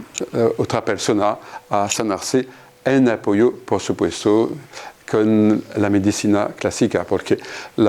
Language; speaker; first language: Spanish; non-native, fluent; French